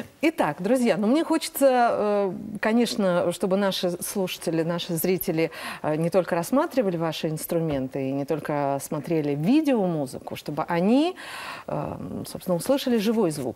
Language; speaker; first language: Russian; native; Russian